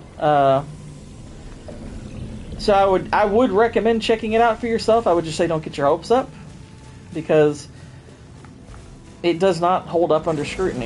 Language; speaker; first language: English; native; English